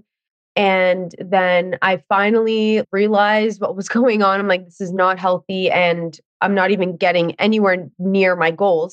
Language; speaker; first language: English; native; English